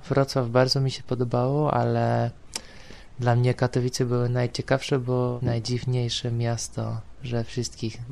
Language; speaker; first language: Polish; non-native, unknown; Dutch